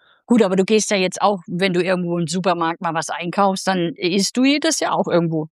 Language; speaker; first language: German; native; German